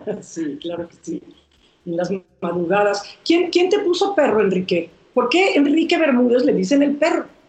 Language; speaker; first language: Spanish; native; Spanish